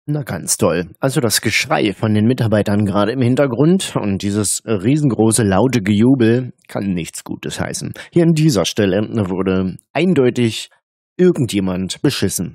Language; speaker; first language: German; native; German